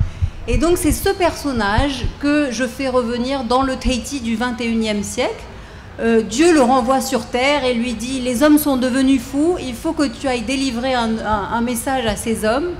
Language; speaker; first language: French; native; French